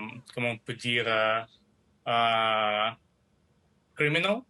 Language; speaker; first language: French; non-native, learner; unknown